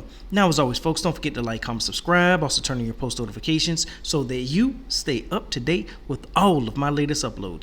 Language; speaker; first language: English; native; English